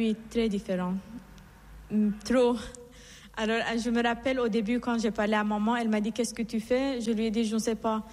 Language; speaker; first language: French; non-native, fluent; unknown